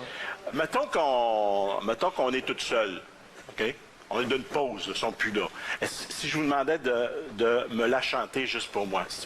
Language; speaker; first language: French; native; French